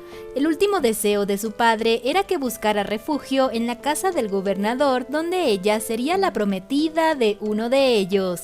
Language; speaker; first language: Spanish; native; Spanish